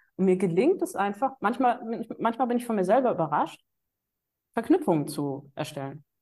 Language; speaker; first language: German; native; German